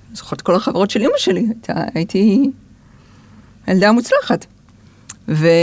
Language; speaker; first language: Hebrew; early bilingual, other home language; English